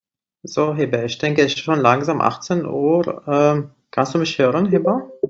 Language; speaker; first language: German; non-native, fluent; Arabic